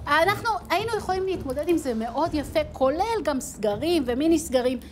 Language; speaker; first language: Hebrew; native; Hebrew